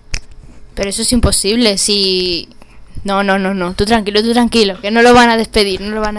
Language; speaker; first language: Spanish; native; Spanish